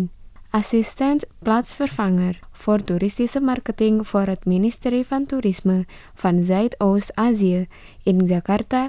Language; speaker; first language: Dutch; non-native, fluent; Indonesian